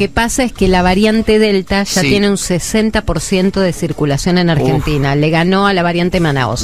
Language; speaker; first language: Spanish; native; Spanish